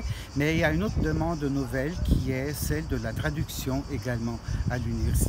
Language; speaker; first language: French; non-native, fluent; Portuguese